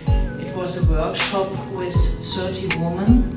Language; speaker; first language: English; non-native, learner; German